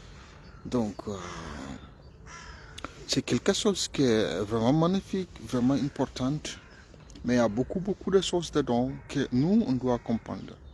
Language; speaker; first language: French; non-native, fluent; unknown